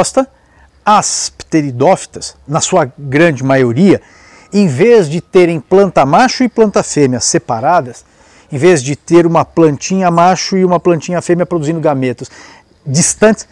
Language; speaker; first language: Portuguese; native; Portuguese